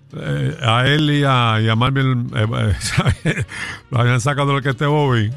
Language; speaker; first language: Spanish; native; Spanish